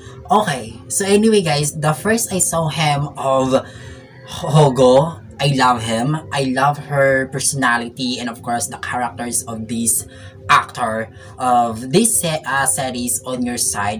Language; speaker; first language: English; non-native, local second language; Filipino